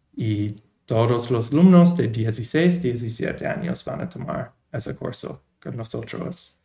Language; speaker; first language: Spanish; non-native, fluent; English